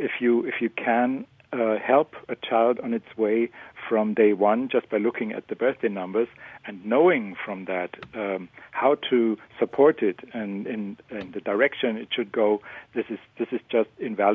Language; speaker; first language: English; non-native, fluent; German